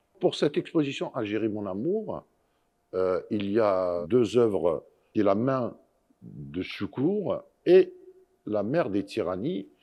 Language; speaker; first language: French; non-native, local second language; Arabic